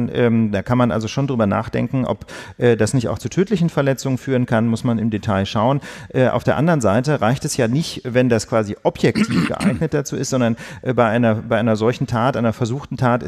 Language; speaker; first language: German; native; German